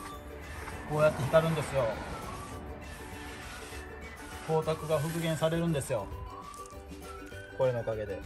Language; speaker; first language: Japanese; native; Japanese